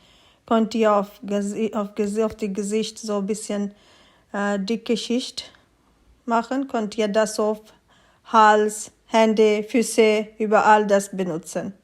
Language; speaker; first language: German; non-native, learner; Urdu